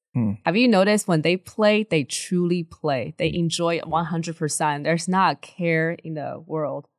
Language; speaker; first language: English; early bilingual, other home language; Chinese